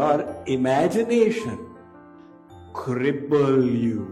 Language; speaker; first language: English; non-native, local second language; Hindi